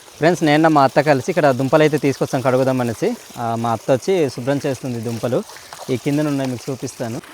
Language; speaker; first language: Telugu; non-native, local second language; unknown